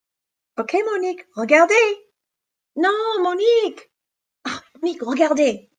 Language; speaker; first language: French; non-native, fluent; English